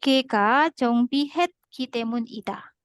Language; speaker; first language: Korean; non-native, learner; Indonesian